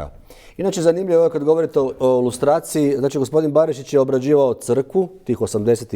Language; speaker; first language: Croatian; native; Croatian